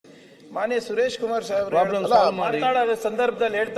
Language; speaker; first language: Kannada; native; Kannada